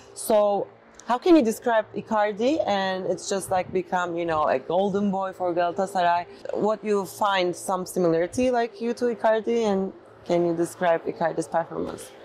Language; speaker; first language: English; non-native, fluent; Turkish